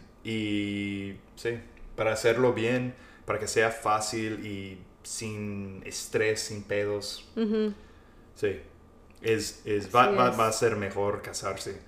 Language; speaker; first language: Spanish; non-native, fluent; English